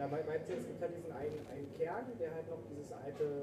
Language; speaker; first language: German; native; German